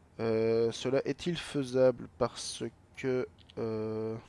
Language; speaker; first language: French; native; French